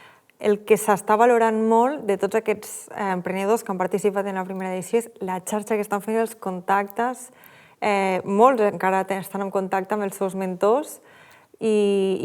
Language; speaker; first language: Catalan; native; Catalan